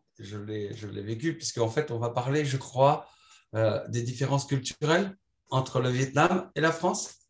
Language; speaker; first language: French; native; French